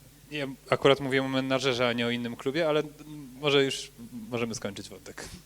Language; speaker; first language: Polish; native; Polish